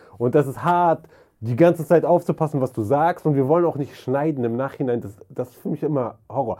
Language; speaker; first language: German; early bilingual, other home language; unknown